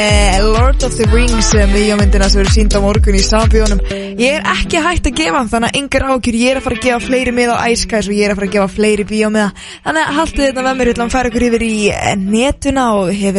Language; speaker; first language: Icelandic; native; Icelandic